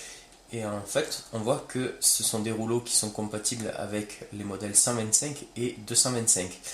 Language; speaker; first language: French; native; French